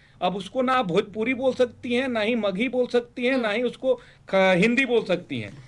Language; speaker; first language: Hindi; native; Hindi